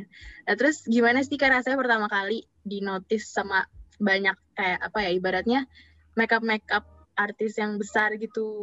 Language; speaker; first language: Indonesian; native; Indonesian